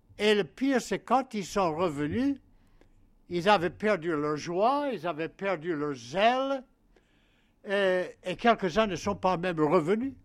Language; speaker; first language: French; non-native, fluent; English